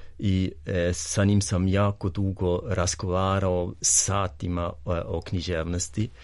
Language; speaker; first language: Serbian; non-native, fluent; German